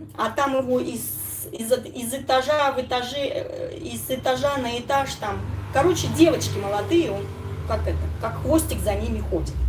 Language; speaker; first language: Russian; native; Russian